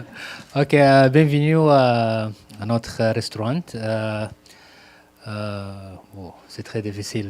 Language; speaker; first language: French; non-native, learner; Arabic